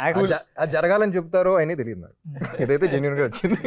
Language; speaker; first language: Telugu; native; Telugu